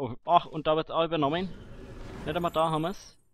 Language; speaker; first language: German; native; German